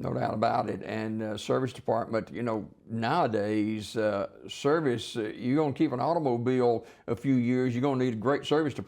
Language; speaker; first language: English; native; English